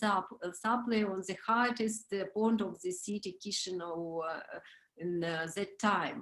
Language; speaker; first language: English; non-native, learner; Romanian